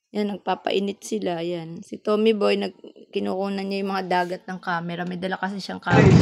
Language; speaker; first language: Filipino; non-native, local second language; Waray